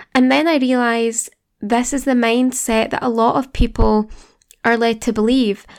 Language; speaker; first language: English; native; English